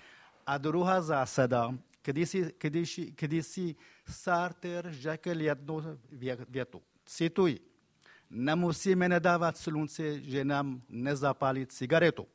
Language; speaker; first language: Czech; non-native, fluent; Kurdish